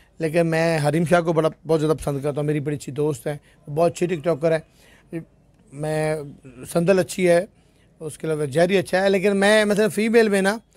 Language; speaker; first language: Urdu; non-native, local second language; Punjabi